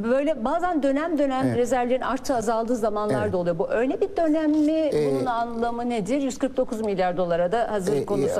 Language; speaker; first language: Turkish; native; Turkish